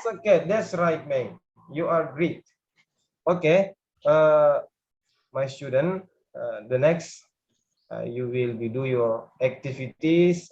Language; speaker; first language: English; non-native, learner; Indonesian